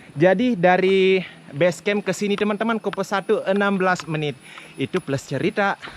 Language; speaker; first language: Indonesian; non-native, local second language; Buginese